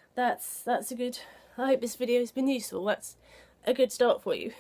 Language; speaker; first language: English; native; English